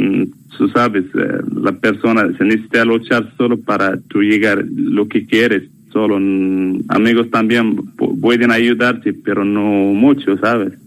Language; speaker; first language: Spanish; non-native, learner; Arabic